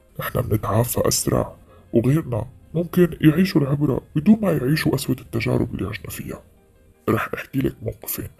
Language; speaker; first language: Arabic; native; Arabic